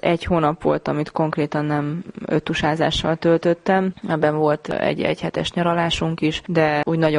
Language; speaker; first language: Hungarian; native; Hungarian